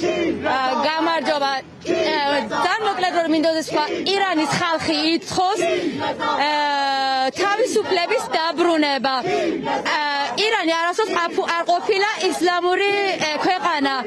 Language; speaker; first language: Georgian; non-native, fluent; Persian